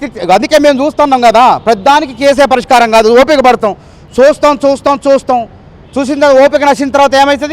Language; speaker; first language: Telugu; native; Telugu